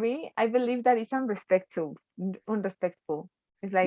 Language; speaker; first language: English; non-native, fluent; Spanish